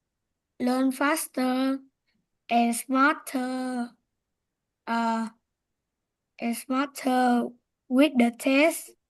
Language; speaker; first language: English; non-native, learner; Vietnamese